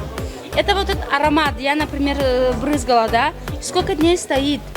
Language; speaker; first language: Russian; non-native, local second language; Tajik